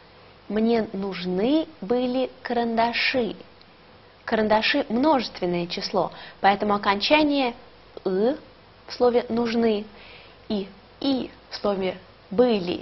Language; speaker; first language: Russian; non-native, fluent; Chinese